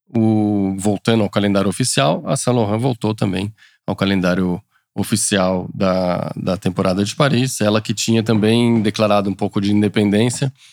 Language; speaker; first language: Portuguese; non-native, fluent; French